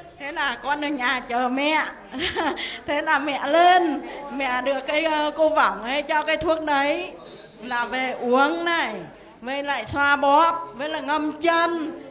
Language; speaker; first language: Vietnamese; native; Vietnamese